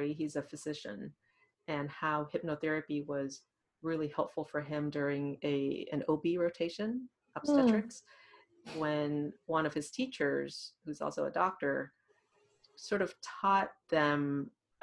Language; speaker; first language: English; non-native, fluent; Thai